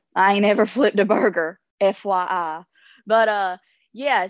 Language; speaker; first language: English; native; English